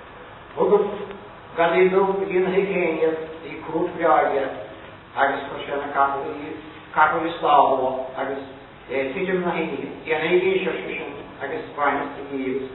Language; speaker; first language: Irish; native; Irish